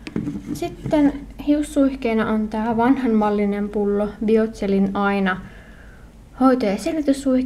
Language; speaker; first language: Finnish; native; Finnish